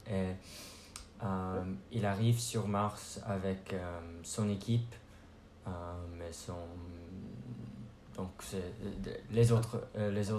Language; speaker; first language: French; non-native, learner; English